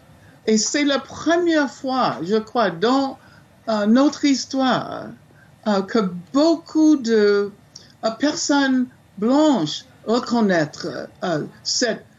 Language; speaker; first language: French; non-native, fluent; English